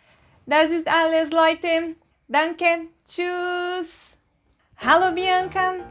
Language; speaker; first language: German; non-native, fluent; Portuguese